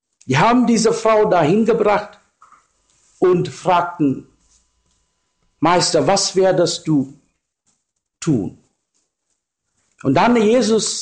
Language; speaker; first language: German; non-native, learner; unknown